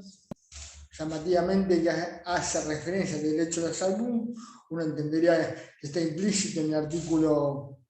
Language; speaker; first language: Spanish; native; Spanish